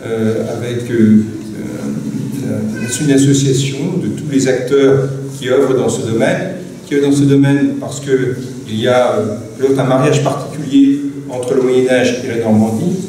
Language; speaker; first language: French; native; French